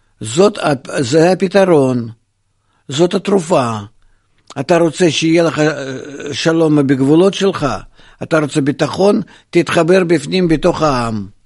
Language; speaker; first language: Hebrew; non-native, fluent; Russian